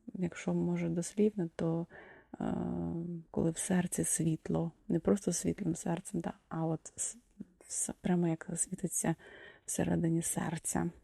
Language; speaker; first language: Ukrainian; non-native, local second language; Russian